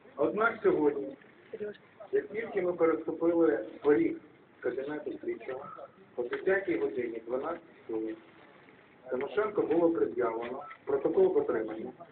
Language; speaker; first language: Ukrainian; native; Ukrainian